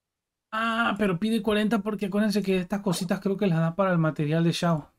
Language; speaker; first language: Spanish; native; Spanish